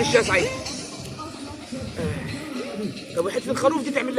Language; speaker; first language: Arabic; native; Arabic